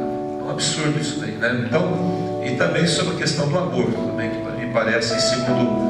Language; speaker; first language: Portuguese; native; Portuguese